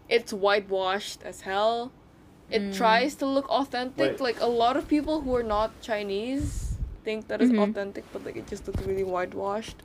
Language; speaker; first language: English; non-native, fluent; Indonesian